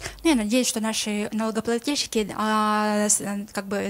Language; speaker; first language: Russian; non-native, local second language; Kyrgyz